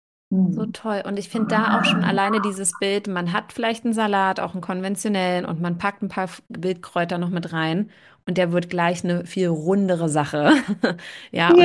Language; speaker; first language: German; native; German